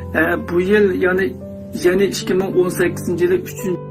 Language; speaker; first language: Turkish; non-native, learner; Uyghur